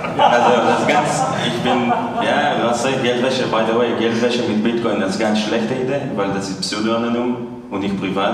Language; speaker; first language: German; non-native, fluent; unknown